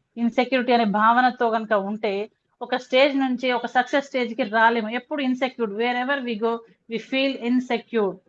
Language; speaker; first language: Telugu; non-native, local second language; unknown